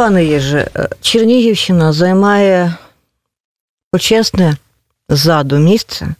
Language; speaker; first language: Ukrainian; native; Ukrainian